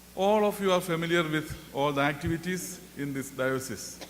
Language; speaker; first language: English; non-native, local second language; Malayalam